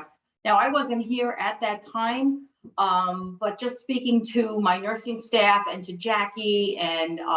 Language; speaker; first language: English; native; English